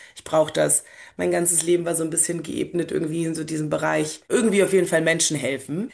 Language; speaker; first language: German; early bilingual, other home language; Polish